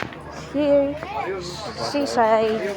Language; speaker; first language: English; non-native, learner; Filipino